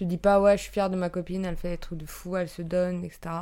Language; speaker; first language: French; native; French